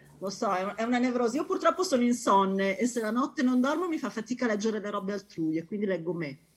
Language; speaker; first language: Italian; native; Italian